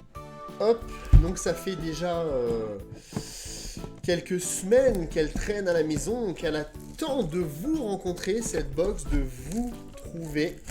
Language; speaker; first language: French; native; French